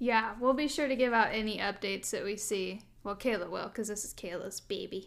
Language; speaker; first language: English; native; English